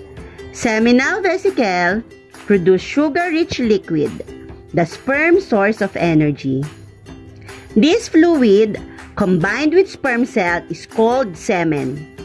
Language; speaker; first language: English; non-native, local second language; Filipino